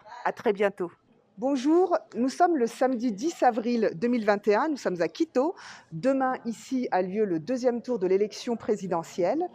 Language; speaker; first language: French; native; French